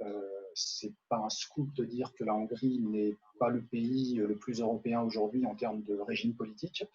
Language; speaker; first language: French; native; French